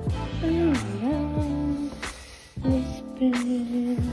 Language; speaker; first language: English; non-native, fluent; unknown